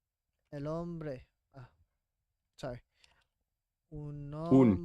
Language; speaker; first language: Spanish; non-native, learner; English